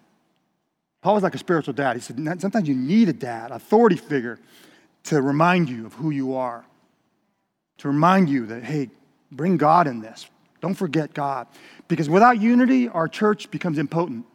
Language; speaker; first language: English; native; English